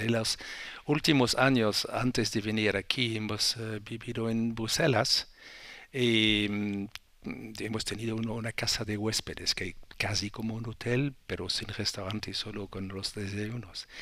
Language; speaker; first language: Spanish; non-native, learner; French